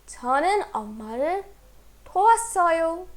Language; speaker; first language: Korean; non-native, fluent; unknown